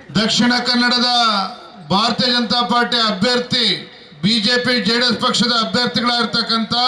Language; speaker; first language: Kannada; native; Kannada